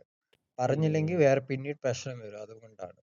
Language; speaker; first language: Malayalam; early bilingual, heritage; Malayalam